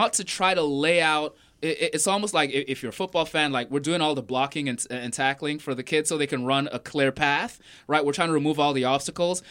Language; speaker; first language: English; non-native, local second language; Yoruba